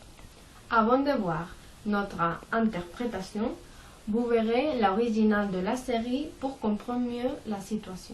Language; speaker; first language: French; non-native, learner; Spanish